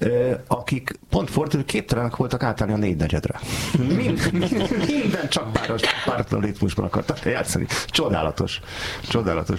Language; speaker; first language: Hungarian; native; Hungarian